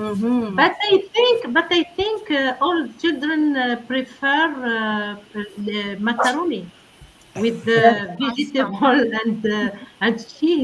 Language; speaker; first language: English; non-native, learner; French